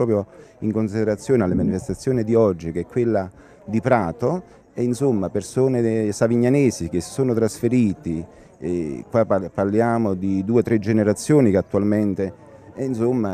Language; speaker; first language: Italian; native; Italian